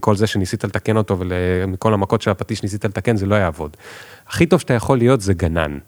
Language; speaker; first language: Hebrew; native; Hebrew